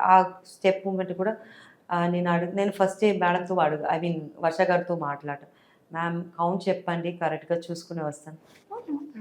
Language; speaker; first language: Telugu; non-native, learner; Tamil